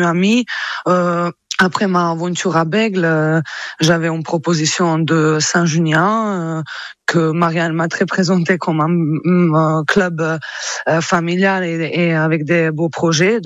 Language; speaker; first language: French; non-native, fluent; Croatian